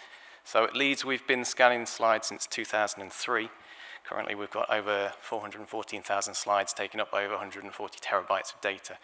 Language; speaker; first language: English; native; English